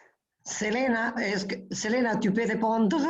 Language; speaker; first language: French; non-native, fluent; Italian